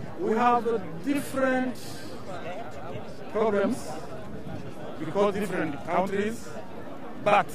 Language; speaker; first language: English; non-native, learner; Rundi